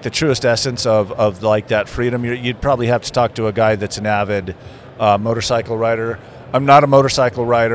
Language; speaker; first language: English; native; English